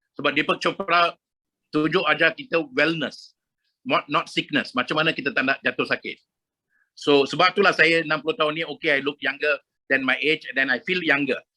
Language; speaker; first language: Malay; non-native, local second language; Tamil